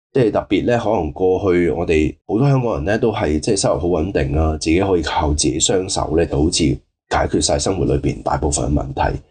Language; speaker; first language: Cantonese; native; Cantonese